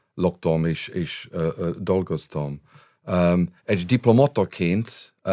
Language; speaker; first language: Hungarian; non-native, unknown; English